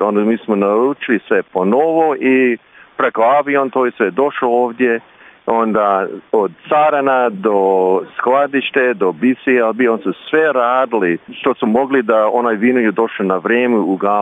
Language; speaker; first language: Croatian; early bilingual, heritage; Croatian